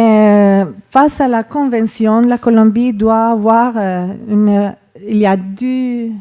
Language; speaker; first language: French; non-native, fluent; Spanish